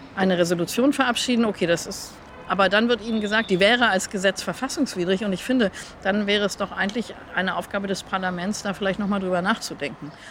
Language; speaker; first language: German; non-native, fluent; Hebrew